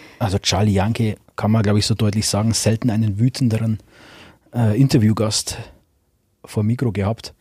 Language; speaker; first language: German; native; German